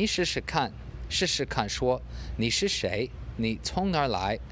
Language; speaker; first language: Chinese; non-native, learner; English